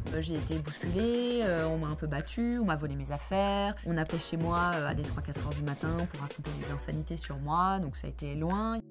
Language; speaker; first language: French; native; French